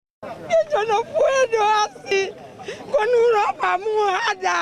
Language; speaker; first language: Spanish; non-native, learner; Haitian Creole